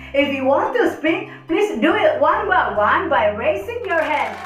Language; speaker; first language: English; non-native, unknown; Indonesian